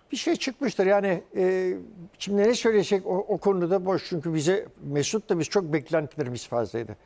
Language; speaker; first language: Turkish; early bilingual, heritage; Turkish